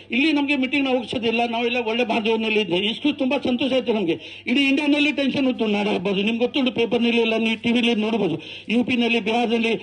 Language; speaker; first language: Kannada; non-native, local second language; Urdu